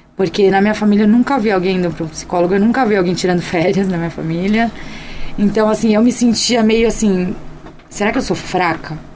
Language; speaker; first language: Portuguese; early bilingual, other home language; Korean